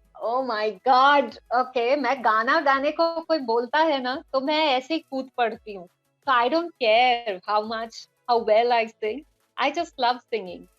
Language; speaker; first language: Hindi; non-native, local second language; Bangla